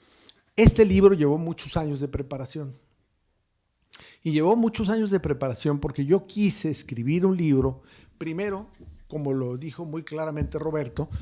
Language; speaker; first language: Spanish; native; Spanish